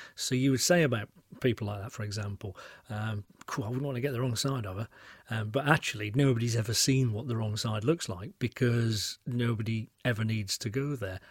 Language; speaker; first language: English; native; English